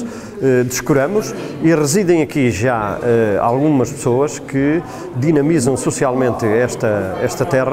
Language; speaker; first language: Portuguese; native; Portuguese